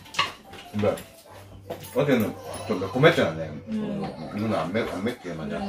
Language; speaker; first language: Korean; native; Korean